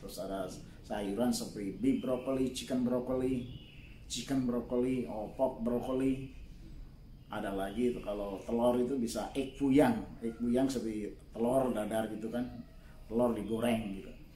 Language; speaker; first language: Indonesian; non-native, local second language; Javanese